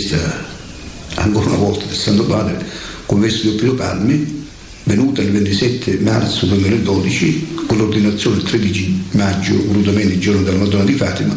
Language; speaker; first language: Italian; native; Italian